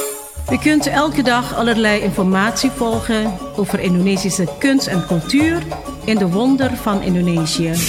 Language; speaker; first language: Dutch; non-native, fluent; Indonesian